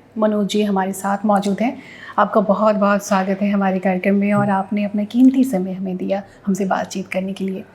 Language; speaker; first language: Hindi; native; Hindi